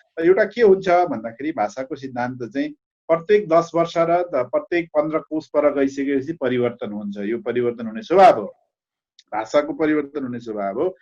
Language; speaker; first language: Nepali; non-native, local second language; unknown